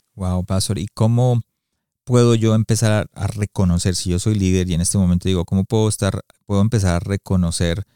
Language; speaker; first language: Spanish; early bilingual, heritage; Spanish